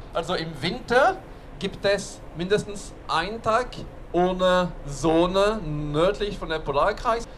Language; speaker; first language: German; non-native, learner; Norwegian